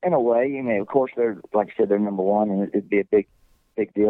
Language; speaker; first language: English; native; English